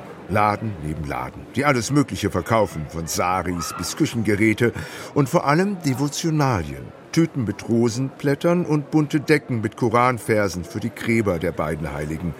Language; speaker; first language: German; native; German